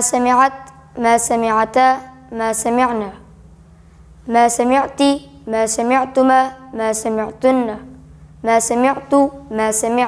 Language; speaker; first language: Arabic; non-native, learner; Urdu